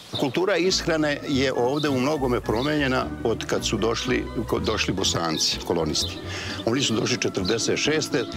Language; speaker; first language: Bosnian; native; Bosnian